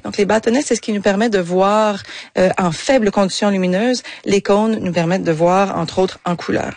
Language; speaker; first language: French; native; French